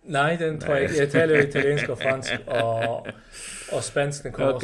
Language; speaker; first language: Danish; non-native, fluent; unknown